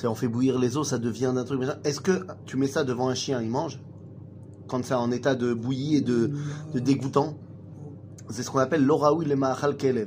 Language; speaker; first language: French; native; French